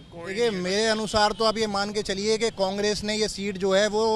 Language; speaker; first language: Hindi; native; Hindi